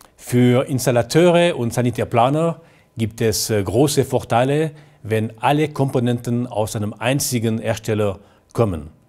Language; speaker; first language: German; native; German